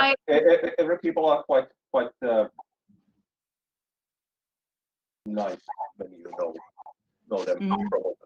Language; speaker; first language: English; non-native, fluent; Finnish